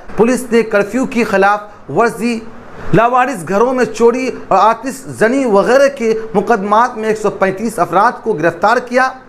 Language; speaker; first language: Urdu; native; Urdu